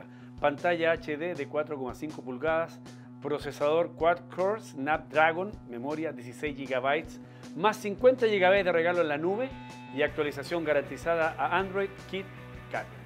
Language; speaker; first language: Spanish; native; Spanish